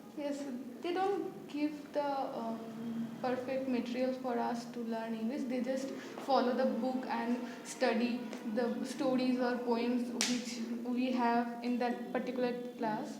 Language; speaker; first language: English; non-native, fluent; Bangla